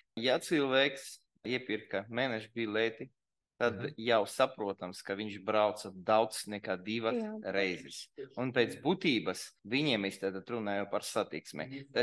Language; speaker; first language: Latvian; non-native, local second language; Russian